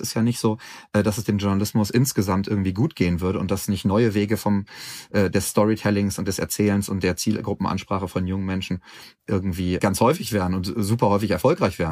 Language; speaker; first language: German; native; German